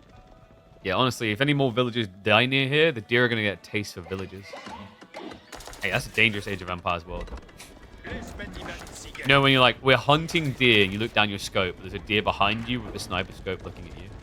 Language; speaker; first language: English; native; English